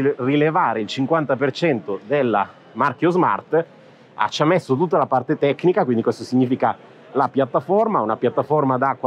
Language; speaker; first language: Italian; native; Italian